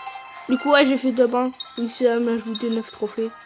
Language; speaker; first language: French; native; French